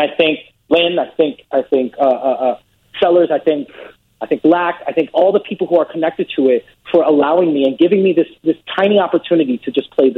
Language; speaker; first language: English; native; English